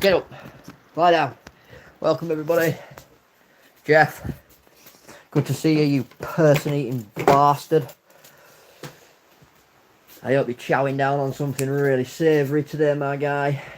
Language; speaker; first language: English; native; English